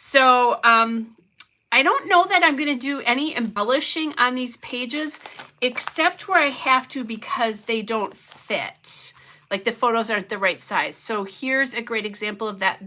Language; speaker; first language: English; native; English